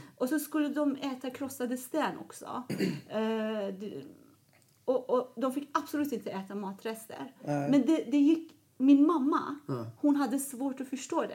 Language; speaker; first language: Swedish; non-native, fluent; Persian